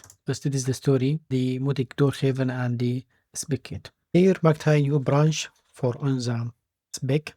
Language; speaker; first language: Dutch; non-native, fluent; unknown